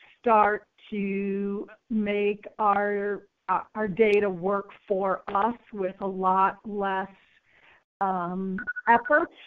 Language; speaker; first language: English; native; English